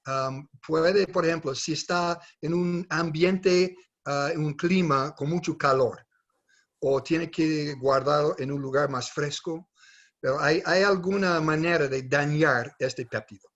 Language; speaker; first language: Spanish; non-native, fluent; English